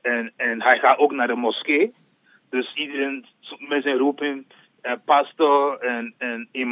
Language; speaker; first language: Dutch; non-native, learner; English